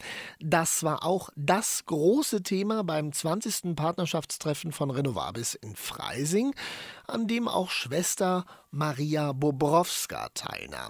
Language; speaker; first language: German; native; German